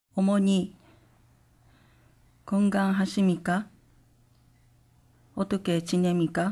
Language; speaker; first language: Korean; non-native, learner; Japanese